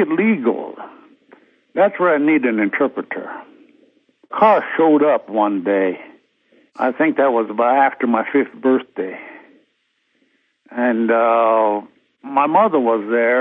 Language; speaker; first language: English; early bilingual, other home language; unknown